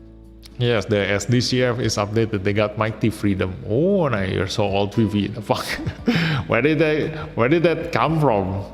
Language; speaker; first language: English; non-native, fluent; Indonesian